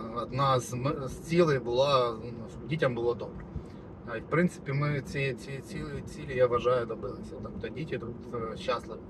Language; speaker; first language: Ukrainian; native; Ukrainian